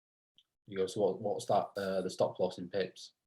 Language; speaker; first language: English; native; English